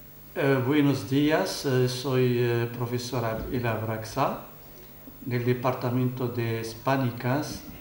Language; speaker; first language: Spanish; non-native, fluent; Arabic